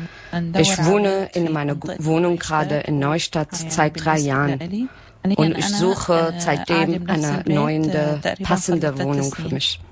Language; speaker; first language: German; non-native, learner; Arabic